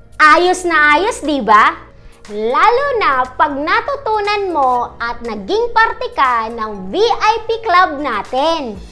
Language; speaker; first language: Filipino; non-native, local second language; Bikol